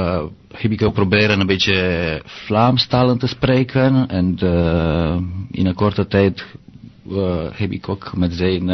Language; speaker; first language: Dutch; non-native, learner; Romanian